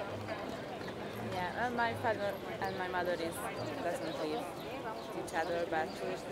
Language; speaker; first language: English; non-native, learner; Hungarian